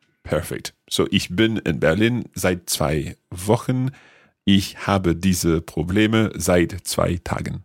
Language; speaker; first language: German; non-native, learner; English